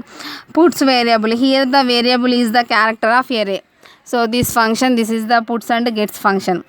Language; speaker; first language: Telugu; native; Telugu